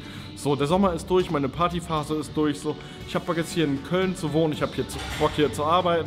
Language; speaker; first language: German; native; German